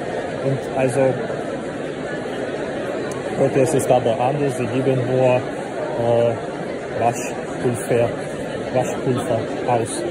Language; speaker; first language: German; non-native, learner; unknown